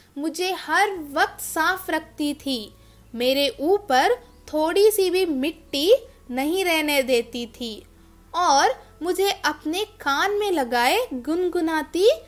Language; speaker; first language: Hindi; non-native, local second language; Kannada